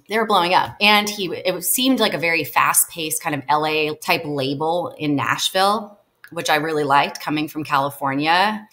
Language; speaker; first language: English; native; English